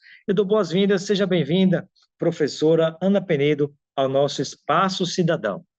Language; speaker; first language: Portuguese; native; Portuguese